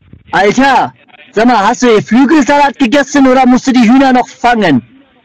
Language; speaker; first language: German; native; German